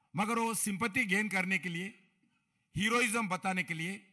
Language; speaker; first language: Hindi; non-native, local second language; Telugu